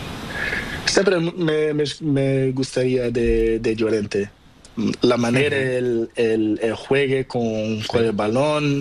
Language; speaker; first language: Spanish; non-native, learner; Portuguese